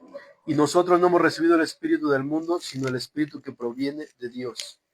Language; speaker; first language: Spanish; native; Spanish